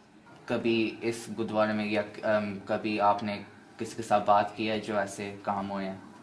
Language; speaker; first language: Hindi; early bilingual, heritage; Hindi